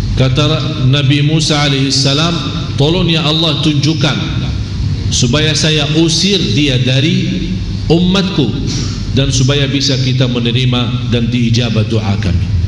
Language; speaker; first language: Malay; non-native, fluent; Arabic